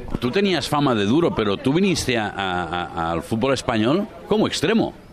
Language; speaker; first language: Spanish; non-native, local second language; Catalan